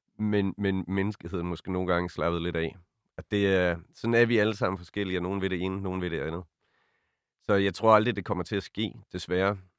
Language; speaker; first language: Danish; native; Danish